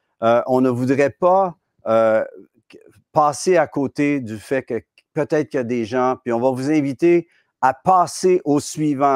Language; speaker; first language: French; native; French